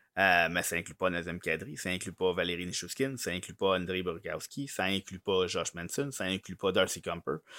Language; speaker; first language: French; native; French